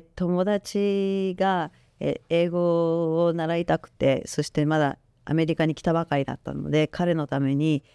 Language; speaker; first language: Japanese; non-native, local second language; English